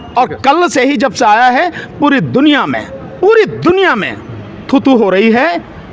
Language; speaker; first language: Hindi; native; Hindi